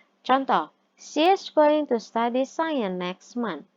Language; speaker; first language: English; non-native, fluent; Indonesian